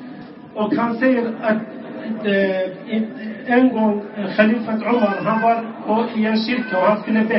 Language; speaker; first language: Swedish; non-native, local second language; Arabic